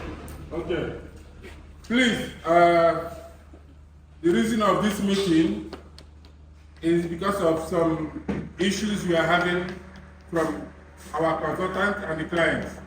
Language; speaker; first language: English; non-native, fluent; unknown